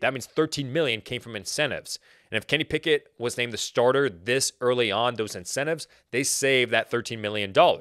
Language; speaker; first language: English; native; English